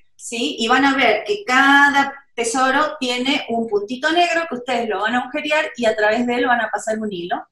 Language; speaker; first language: English; non-native, learner; Spanish